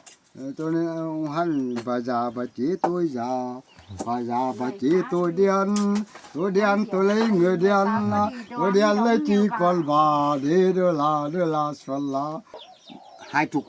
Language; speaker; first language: Vietnamese; native; Vietnamese